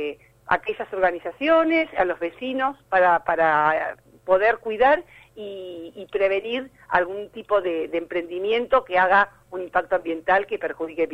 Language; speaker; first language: Spanish; native; Spanish